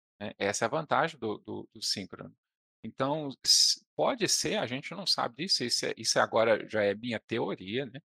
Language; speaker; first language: Portuguese; native; Portuguese